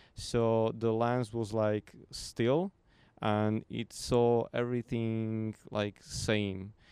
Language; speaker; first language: English; non-native, fluent; Slovak